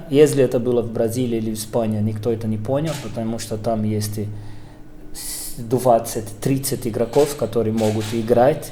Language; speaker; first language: Russian; non-native, fluent; Portuguese